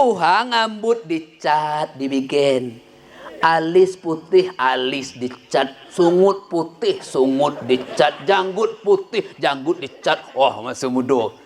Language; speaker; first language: Malay; non-native, local second language; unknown